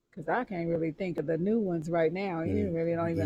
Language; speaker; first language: English; native; English